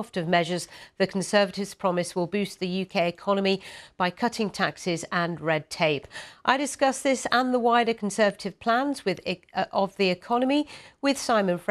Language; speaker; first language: English; native; English